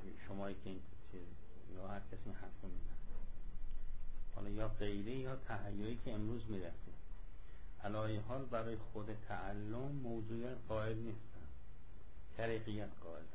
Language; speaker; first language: Persian; native; Persian